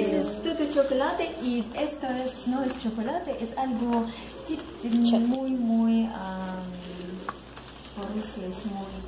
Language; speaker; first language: Spanish; non-native, learner; Russian